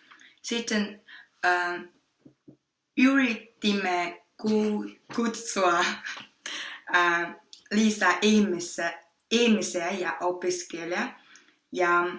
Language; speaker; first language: Finnish; non-native, learner; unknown